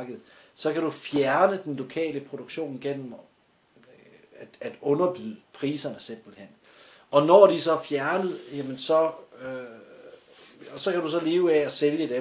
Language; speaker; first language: Danish; native; Danish